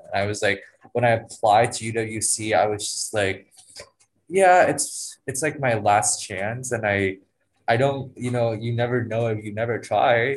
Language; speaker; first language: English; non-native, fluent; Vietnamese